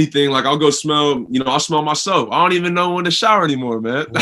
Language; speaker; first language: English; native; English